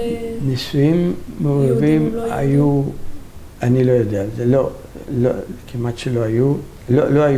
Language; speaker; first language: Hebrew; non-native, fluent; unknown